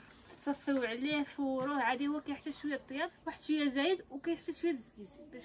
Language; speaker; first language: Arabic; native; Arabic